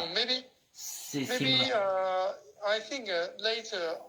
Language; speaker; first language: English; non-native, learner; Chinese